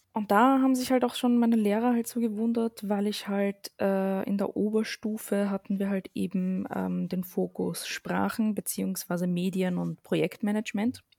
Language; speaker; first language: German; early bilingual, other home language; Arabic